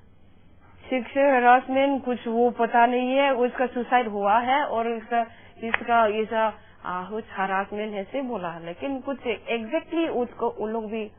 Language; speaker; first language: Hindi; non-native, local second language; Manipuri